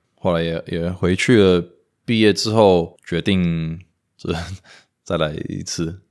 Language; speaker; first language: Chinese; non-native, fluent; Romanian